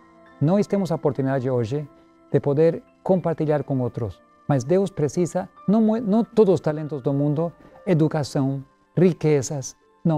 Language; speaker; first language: Portuguese; non-native, learner; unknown